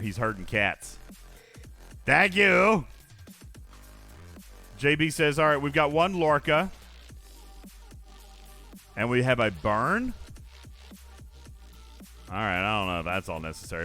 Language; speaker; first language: English; native; English